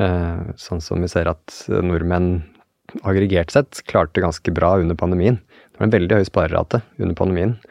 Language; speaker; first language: Norwegian; native; Norwegian